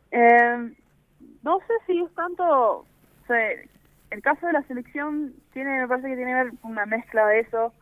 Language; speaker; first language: Spanish; early bilingual, other home language; English